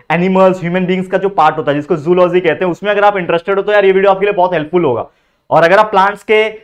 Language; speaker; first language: Hindi; native; Hindi